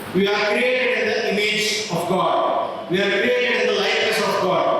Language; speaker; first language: English; non-native, local second language; Telugu